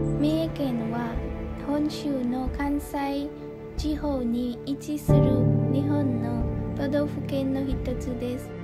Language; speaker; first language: Japanese; non-native, learner; Nepali